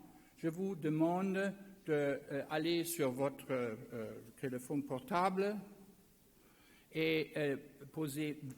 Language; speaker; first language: French; non-native, learner; German